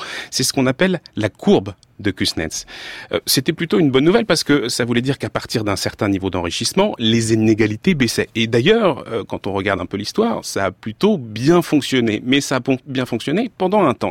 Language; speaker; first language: French; native; French